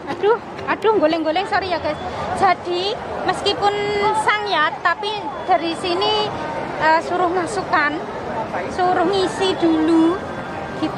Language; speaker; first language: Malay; non-native, local second language; Javanese